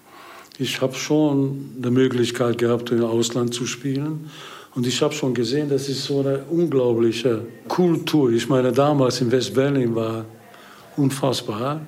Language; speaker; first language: German; non-native, learner; Hungarian